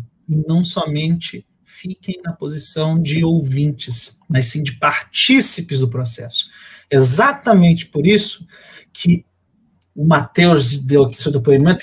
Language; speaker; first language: Portuguese; native; Portuguese